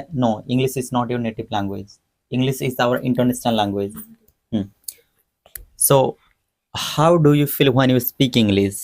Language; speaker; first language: English; non-native, local second language; Odia